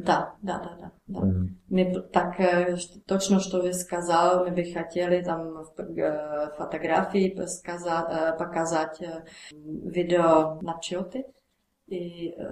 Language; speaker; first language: Russian; non-native, learner; Czech